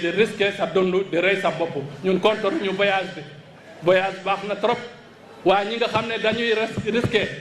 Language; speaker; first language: Wolof; non-native, local second language; Fula